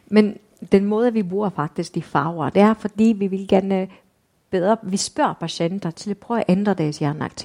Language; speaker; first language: Danish; non-native, fluent; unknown